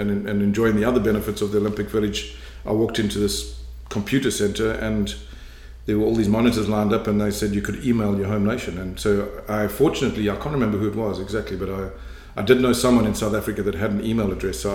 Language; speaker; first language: English; native; English